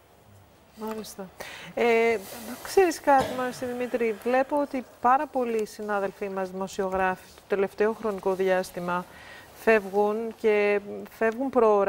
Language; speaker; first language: Greek; native; Greek